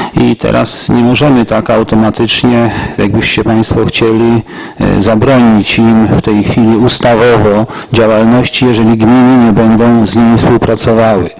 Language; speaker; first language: Polish; native; Polish